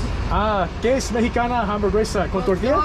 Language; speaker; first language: Spanish; non-native, learner; English